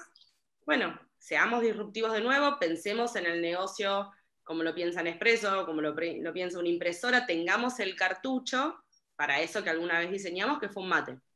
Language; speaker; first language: Spanish; native; Spanish